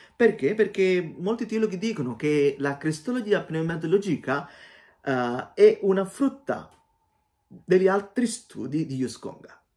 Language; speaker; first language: Italian; non-native, fluent; Sinhala